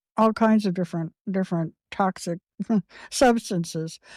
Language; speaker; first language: English; native; English